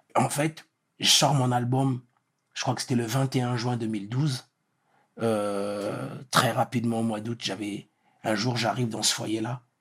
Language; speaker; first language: French; early bilingual, other home language; Lingala